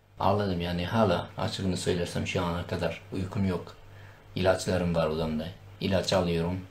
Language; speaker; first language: Turkish; non-native, local second language; Kurdish